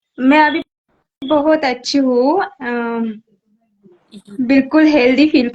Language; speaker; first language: Hindi; native; Hindi